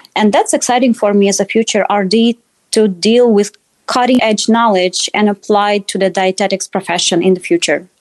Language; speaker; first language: English; non-native, fluent; Russian